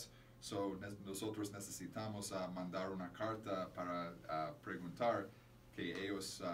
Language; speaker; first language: Spanish; non-native, fluent; English